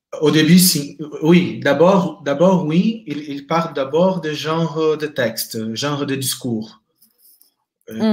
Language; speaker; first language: French; non-native, fluent; Portuguese